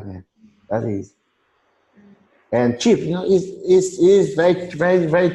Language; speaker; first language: English; non-native, learner; Vietnamese